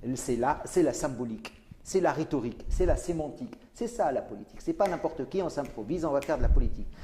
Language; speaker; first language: French; non-native, local second language; Arabic